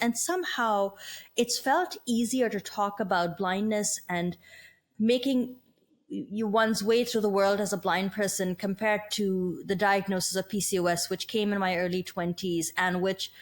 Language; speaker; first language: English; native; English